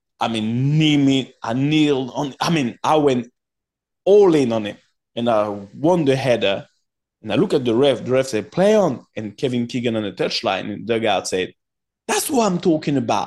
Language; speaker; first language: English; non-native, fluent; French